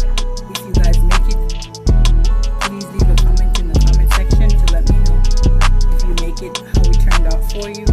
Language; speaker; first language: English; native; English